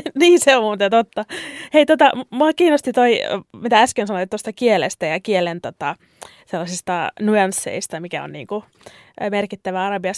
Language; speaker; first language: Finnish; native; Finnish